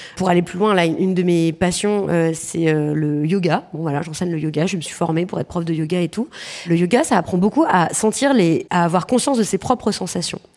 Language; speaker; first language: French; native; French